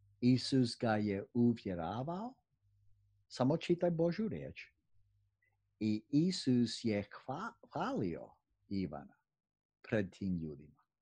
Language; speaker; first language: Croatian; early bilingual, heritage; Croatian